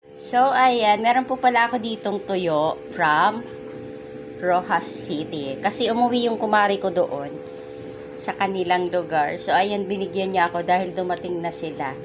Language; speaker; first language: Filipino; non-native, local second language; Bikol